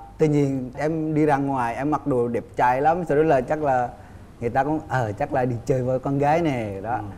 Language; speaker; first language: Vietnamese; non-native, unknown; Indonesian